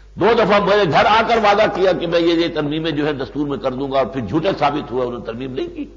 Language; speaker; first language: Urdu; native; Urdu